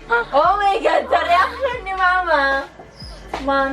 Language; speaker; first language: Filipino; early bilingual, heritage; Filipino